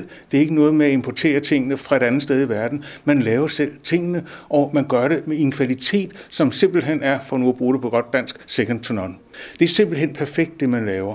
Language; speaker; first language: Danish; native; Danish